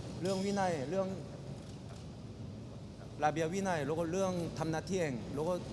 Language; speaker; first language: Thai; non-native, fluent; Korean